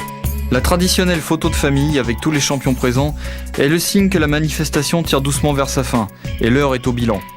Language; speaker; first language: French; native; French